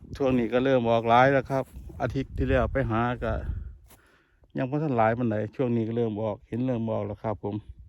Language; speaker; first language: Thai; non-native, local second language; Northeastern Thai